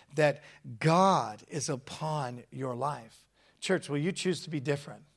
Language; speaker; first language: English; native; English